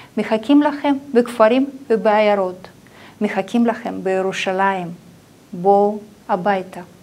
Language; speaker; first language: Hebrew; non-native, fluent; Russian